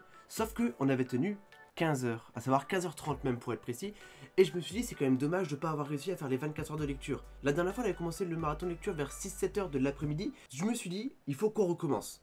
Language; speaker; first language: French; native; French